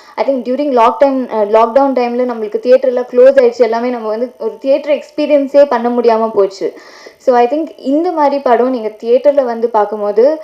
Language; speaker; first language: Tamil; non-native, fluent; Telugu